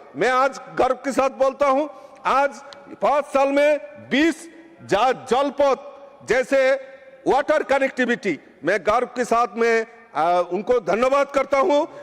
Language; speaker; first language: Hindi; non-native, local second language; Bangla